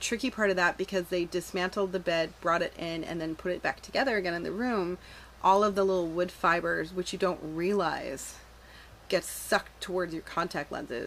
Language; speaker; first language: English; native; English